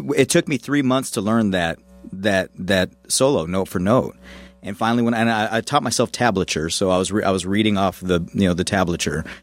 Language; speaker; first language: English; native; English